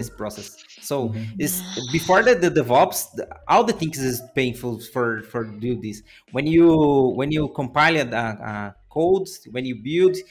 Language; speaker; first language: English; non-native, learner; Portuguese